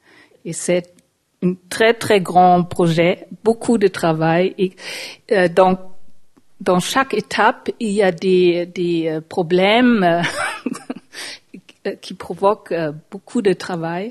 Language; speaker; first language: French; non-native, fluent; German